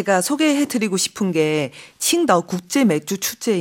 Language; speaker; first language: Korean; non-native, fluent; Chinese